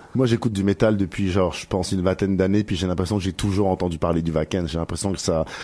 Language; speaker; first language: French; native; French